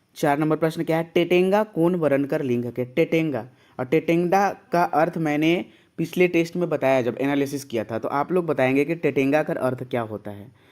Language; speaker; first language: Hindi; native; Hindi